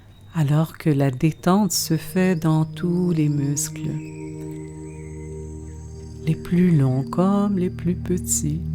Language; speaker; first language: French; native; French